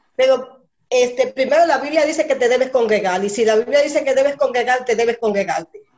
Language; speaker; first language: Spanish; early bilingual, heritage; Spanish